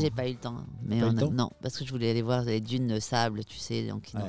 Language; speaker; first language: French; native; French